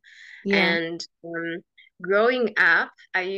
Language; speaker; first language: English; non-native, local second language; Bemba